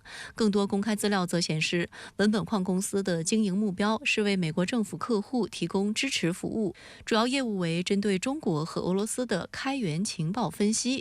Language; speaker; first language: Chinese; native; Chinese